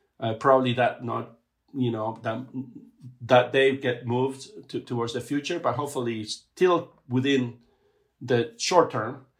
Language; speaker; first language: English; non-native, fluent; Spanish